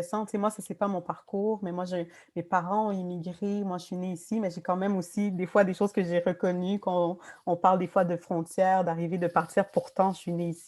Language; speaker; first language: French; native; French